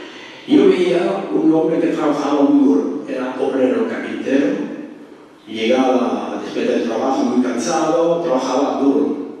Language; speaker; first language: Spanish; early bilingual, heritage; French